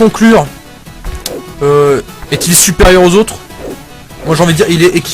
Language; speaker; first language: French; native; French